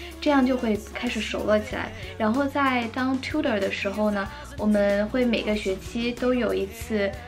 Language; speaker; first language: Chinese; native; Chinese